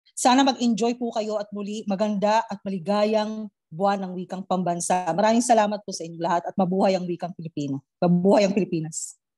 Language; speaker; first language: Filipino; non-native, local second language; Cebuano